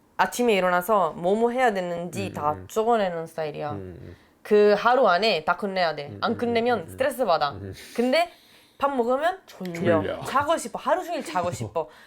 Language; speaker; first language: Korean; non-native, fluent; Italian